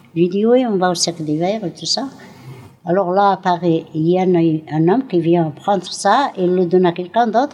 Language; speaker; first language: French; non-native, learner; Arabic